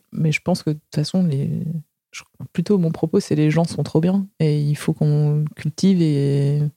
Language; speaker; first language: French; native; French